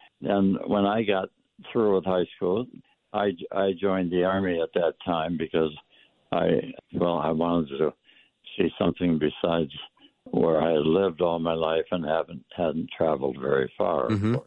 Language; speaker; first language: English; native; English